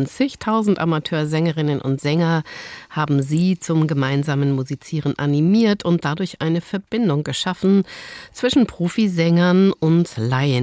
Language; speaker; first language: German; native; German